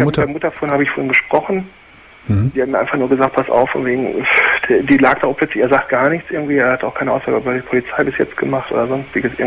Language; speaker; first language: German; native; German